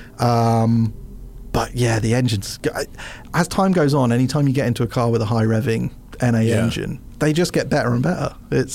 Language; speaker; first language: English; native; English